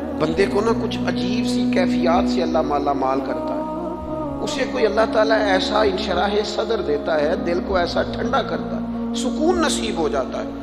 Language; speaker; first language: Urdu; non-native, local second language; Punjabi